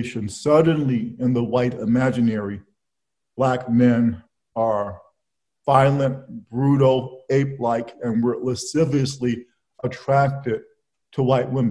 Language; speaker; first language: English; native; English